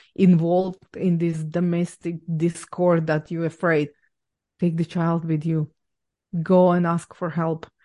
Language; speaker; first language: English; non-native, fluent; Ukrainian